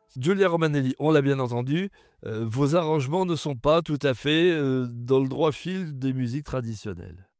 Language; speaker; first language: French; native; French